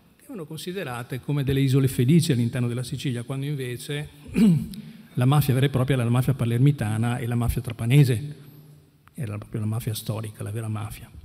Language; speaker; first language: Italian; native; Italian